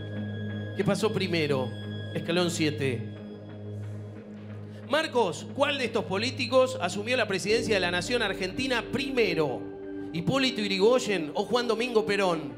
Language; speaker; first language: Spanish; native; Spanish